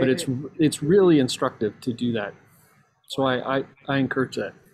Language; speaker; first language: English; native; English